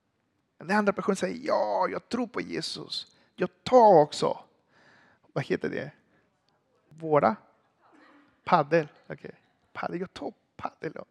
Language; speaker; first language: Swedish; non-native, learner; Spanish